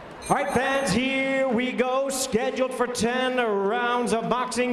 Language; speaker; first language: English; early bilingual, other home language; Spanish